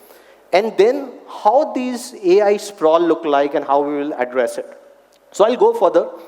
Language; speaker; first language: English; non-native, local second language; Hindi